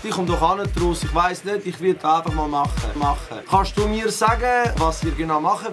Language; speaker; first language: German; native; German